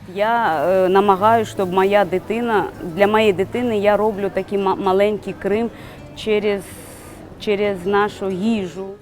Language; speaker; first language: Ukrainian; non-native, fluent; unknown